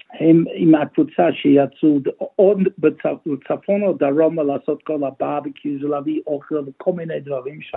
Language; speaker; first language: Hebrew; non-native, fluent; English